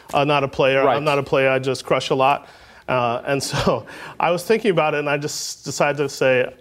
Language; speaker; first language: English; native; English